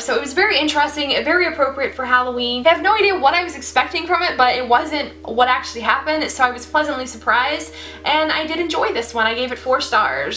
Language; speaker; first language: English; native; English